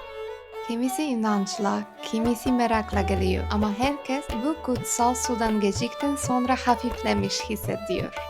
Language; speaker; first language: Turkish; non-native, learner; Polish